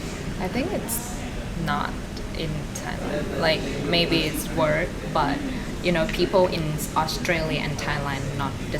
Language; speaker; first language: English; non-native, learner; Thai